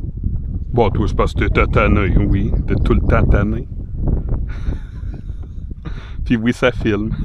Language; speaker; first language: French; native; French